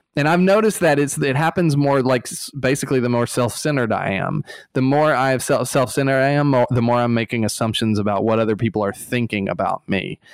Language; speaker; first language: English; native; English